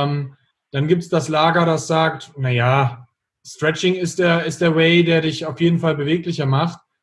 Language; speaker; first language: German; native; German